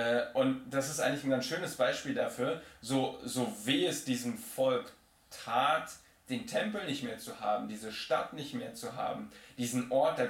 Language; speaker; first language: German; native; German